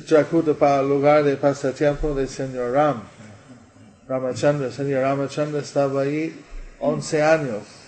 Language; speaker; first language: Spanish; non-native, learner; English